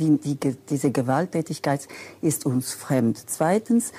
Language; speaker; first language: German; non-native, local second language; French